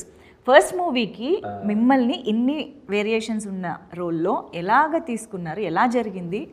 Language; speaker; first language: Telugu; native; Telugu